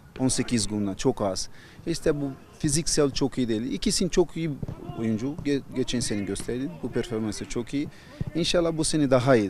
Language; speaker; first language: Turkish; non-native, fluent; Portuguese